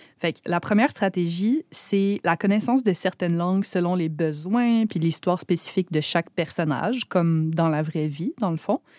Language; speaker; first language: French; native; French